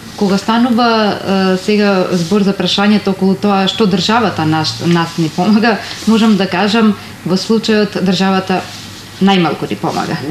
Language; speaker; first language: Macedonian; non-native, local second language; Romany